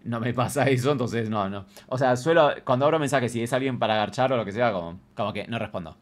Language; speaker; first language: Spanish; native; Spanish